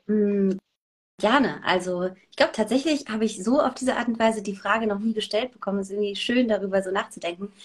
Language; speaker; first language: German; early bilingual, other home language; Persian